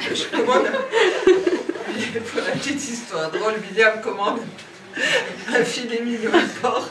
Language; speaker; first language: French; native; French